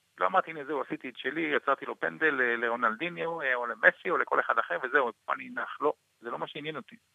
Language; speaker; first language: Hebrew; non-native, local second language; Arabic